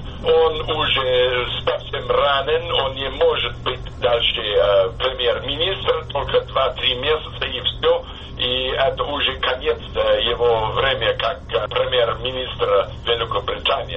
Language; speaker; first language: Russian; non-native, fluent; English